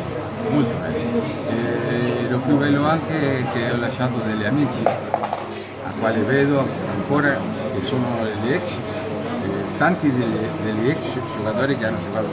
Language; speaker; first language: Italian; non-native, fluent; Spanish